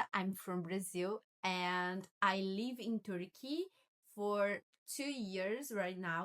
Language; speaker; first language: English; non-native, learner; Portuguese